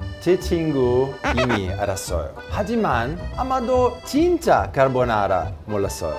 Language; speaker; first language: Korean; non-native, learner; Italian